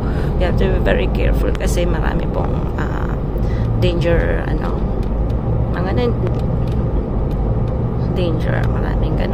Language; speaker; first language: Filipino; native; Filipino